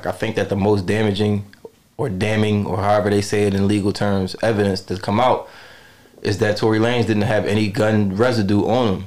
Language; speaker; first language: English; native; English